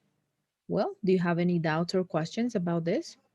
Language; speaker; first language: English; non-native, fluent; Spanish